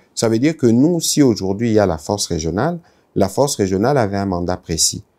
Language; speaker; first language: French; non-native, local second language; Lingala